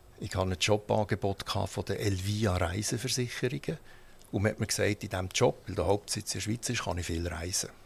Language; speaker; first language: German; early bilingual, heritage; German